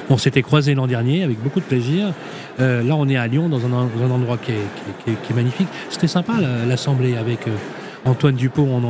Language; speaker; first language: French; native; French